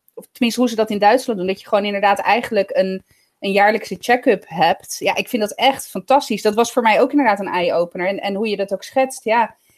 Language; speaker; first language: Dutch; early bilingual, other home language; Italian